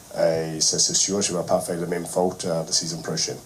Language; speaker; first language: French; non-native, fluent; Spanish